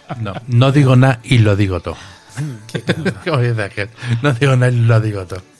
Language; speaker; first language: Spanish; native; Spanish